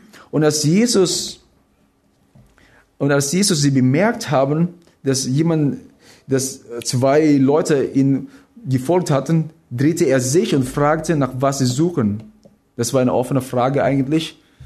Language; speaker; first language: German; non-native, fluent; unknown